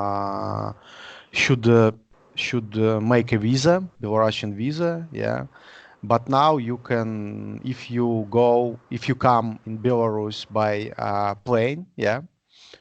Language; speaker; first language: English; non-native, learner; Russian